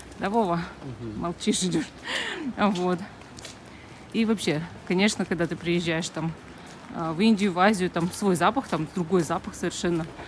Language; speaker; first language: Russian; native; Russian